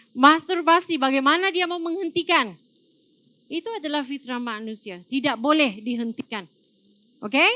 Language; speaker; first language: Malay; native; Malay